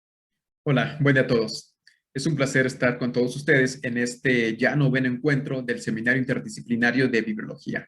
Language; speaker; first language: Spanish; native; Spanish